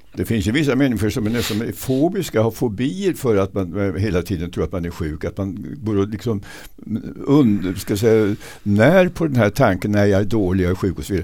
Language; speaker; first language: Swedish; native; Swedish